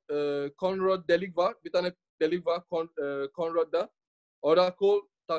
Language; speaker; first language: Turkish; non-native, learner; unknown